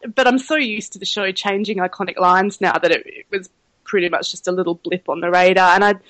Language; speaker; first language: English; native; English